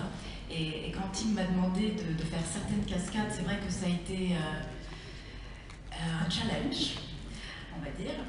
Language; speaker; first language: French; native; French